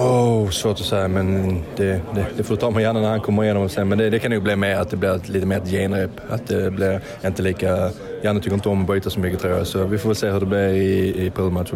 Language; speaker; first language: Swedish; native; Swedish